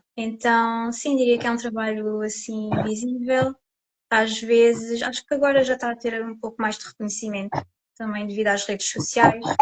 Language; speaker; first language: Portuguese; native; Portuguese